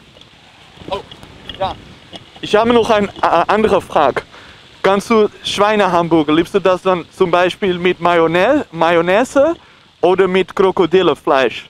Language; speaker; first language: German; non-native, learner; Dutch